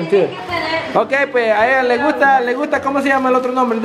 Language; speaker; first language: Spanish; native; Spanish